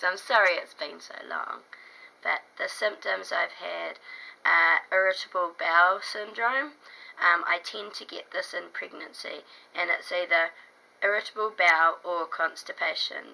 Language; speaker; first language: English; native; English